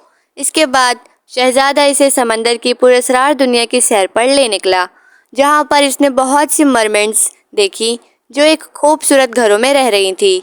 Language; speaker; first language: Urdu; native; Urdu